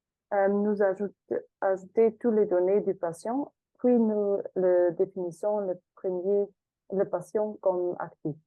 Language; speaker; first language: French; non-native, fluent; German